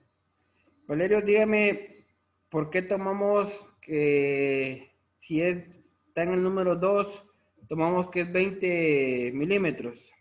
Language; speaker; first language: Spanish; native; Spanish